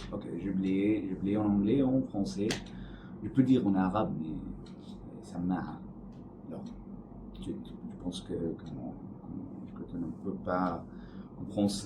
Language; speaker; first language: French; non-native, learner; Arabic